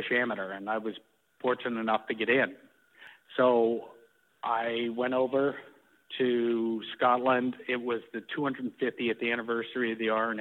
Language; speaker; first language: English; native; English